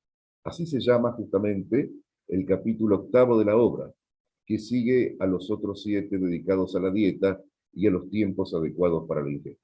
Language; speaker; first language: Spanish; native; Spanish